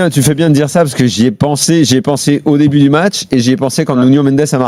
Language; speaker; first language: French; native; French